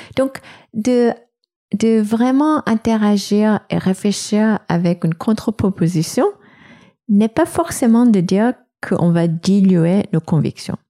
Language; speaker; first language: French; non-native, fluent; Korean